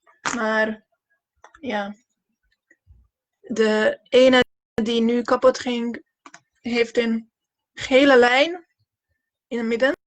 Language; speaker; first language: Dutch; non-native, fluent; Hungarian